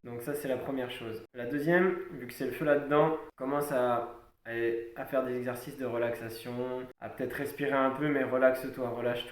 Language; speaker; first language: French; native; French